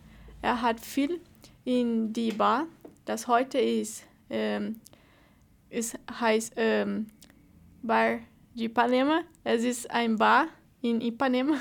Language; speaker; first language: German; non-native, learner; Portuguese